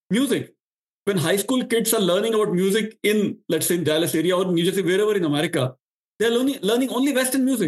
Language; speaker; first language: English; non-native, local second language; Marwari